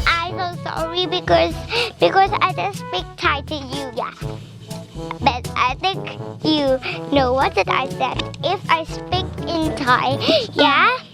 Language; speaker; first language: English; non-native, learner; Thai